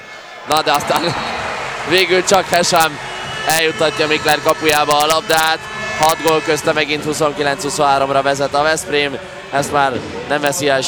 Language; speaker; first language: Hungarian; native; Hungarian